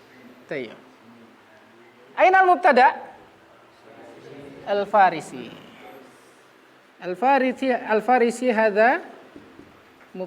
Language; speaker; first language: Arabic; non-native, fluent; Indonesian